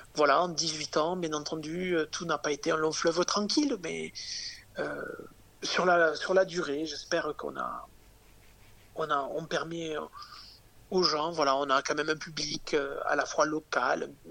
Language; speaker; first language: French; native; French